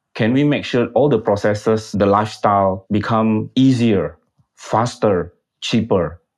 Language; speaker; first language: English; non-native, fluent; Indonesian